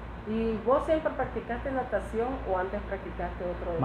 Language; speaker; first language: Spanish; native; Spanish